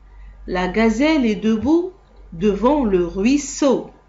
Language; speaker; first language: French; non-native, local second language; Arabic